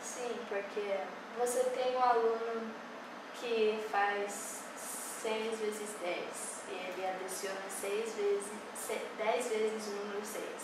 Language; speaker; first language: Portuguese; early bilingual, heritage; English